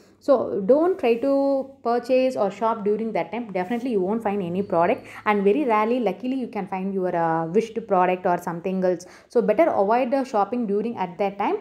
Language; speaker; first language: English; non-native, local second language; Tamil